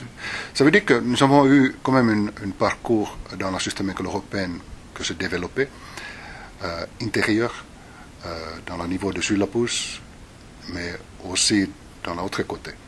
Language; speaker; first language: French; non-native, fluent; Finnish